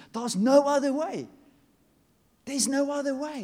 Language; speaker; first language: English; non-native, local second language; Afrikaans